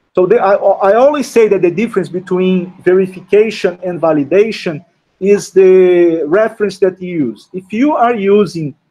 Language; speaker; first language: English; non-native, fluent; Portuguese